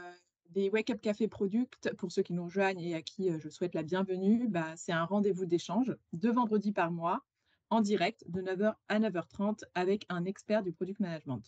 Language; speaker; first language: French; native; French